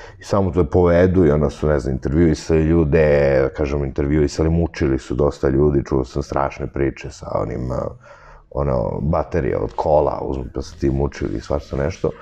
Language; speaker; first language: Serbian; early bilingual, heritage; Serbian